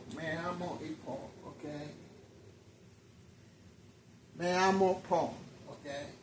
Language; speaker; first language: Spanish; non-native, learner; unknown